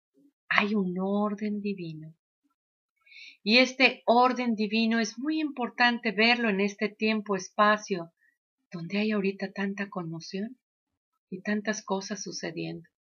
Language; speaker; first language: Spanish; native; Spanish